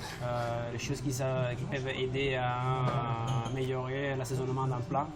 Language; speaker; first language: French; non-native, fluent; Italian